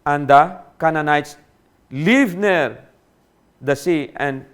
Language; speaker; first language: English; non-native, local second language; Hiligaynon